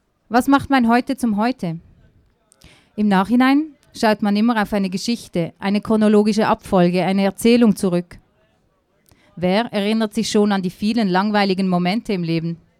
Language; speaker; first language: German; native; German